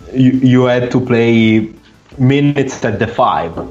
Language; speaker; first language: English; non-native, fluent; Italian